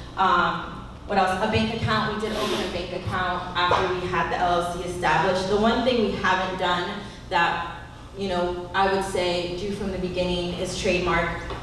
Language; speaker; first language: English; native; English